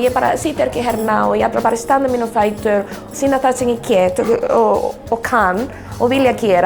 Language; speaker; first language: Icelandic; non-native, learner; Spanish